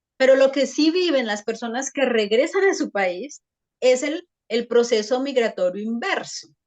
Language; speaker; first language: Spanish; native; Spanish